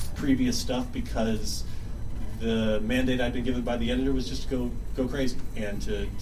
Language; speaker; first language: English; native; English